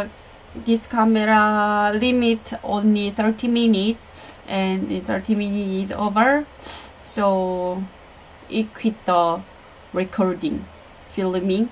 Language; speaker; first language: English; non-native, learner; Korean